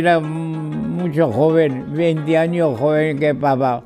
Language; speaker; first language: Spanish; non-native, fluent; Georgian